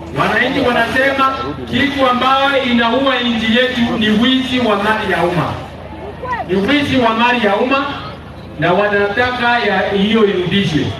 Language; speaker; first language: Swahili; non-native, local second language; Gusii